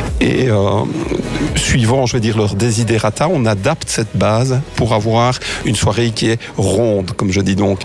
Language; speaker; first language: French; native; French